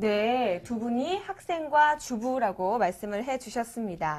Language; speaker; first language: Korean; native; Korean